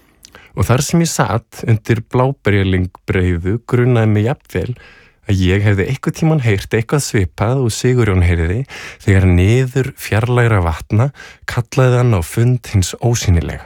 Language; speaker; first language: Icelandic; native; Icelandic